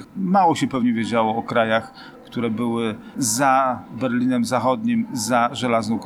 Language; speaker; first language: Polish; native; Polish